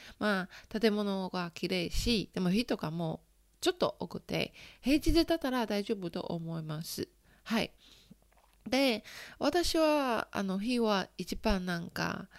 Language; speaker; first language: Japanese; non-native, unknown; Chinese